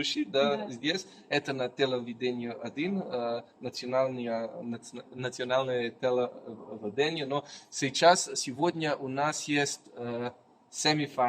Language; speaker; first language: Russian; non-native, learner; Slovenian